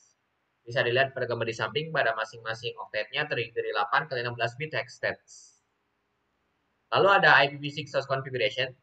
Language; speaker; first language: Indonesian; native; Indonesian